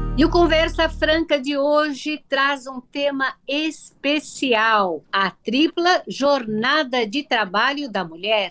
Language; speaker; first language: Portuguese; native; Portuguese